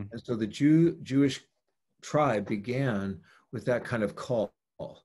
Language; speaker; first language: English; native; English